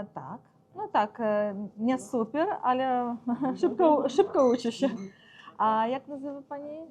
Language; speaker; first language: Polish; non-native, learner; Russian